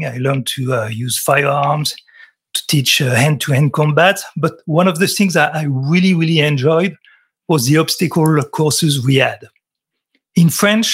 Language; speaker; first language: English; non-native, fluent; French